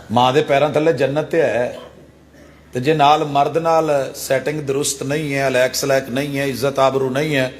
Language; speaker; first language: Urdu; non-native, local second language; Punjabi